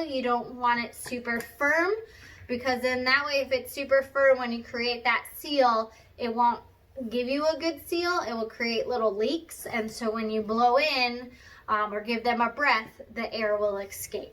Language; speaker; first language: English; native; English